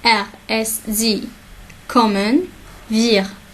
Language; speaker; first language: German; non-native, learner; Arabic